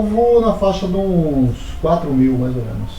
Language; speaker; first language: Portuguese; native; Portuguese